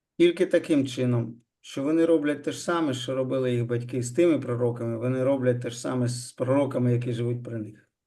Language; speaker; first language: Ukrainian; non-native, local second language; Russian